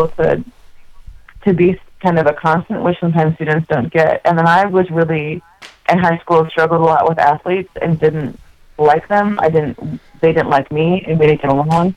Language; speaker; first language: English; native; English